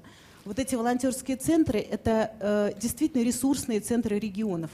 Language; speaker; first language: Russian; native; Russian